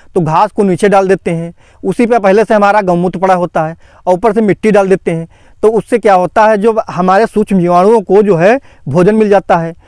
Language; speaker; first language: Hindi; native; Hindi